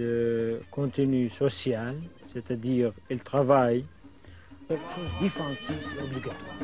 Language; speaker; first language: French; non-native, fluent; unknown